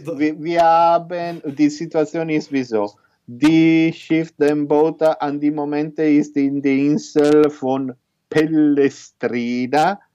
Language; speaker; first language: German; non-native, learner; Italian